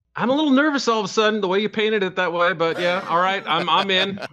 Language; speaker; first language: English; native; English